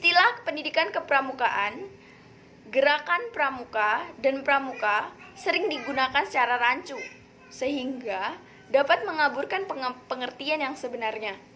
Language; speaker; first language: Indonesian; native; Indonesian